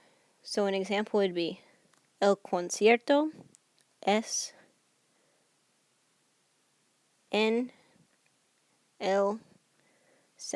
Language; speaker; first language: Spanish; non-native, fluent; English